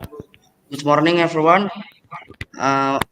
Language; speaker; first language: English; non-native, learner; Indonesian